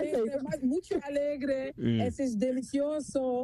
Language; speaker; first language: Spanish; non-native, learner; Dutch